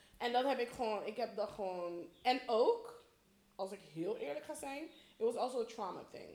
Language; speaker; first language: Dutch; early bilingual, heritage; Dutch